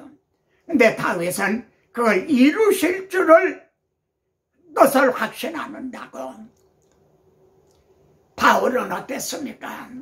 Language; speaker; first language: Korean; native; Korean